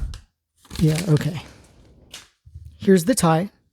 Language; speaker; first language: English; native; English